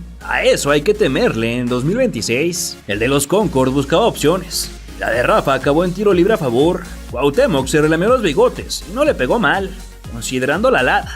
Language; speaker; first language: Spanish; native; Spanish